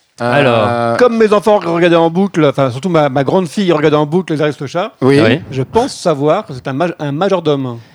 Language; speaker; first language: French; native; French